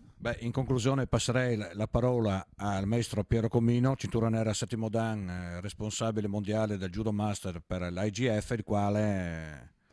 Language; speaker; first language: Italian; native; Italian